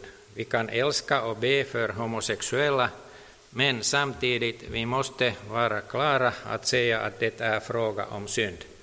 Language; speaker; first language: Swedish; non-native, local second language; Finnish